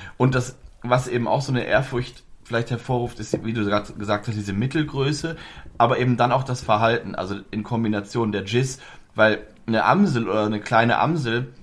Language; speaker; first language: German; native; German